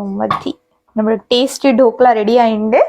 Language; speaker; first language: Malayalam; non-native, learner; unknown